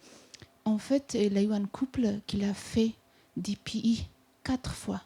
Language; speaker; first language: French; non-native, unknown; Persian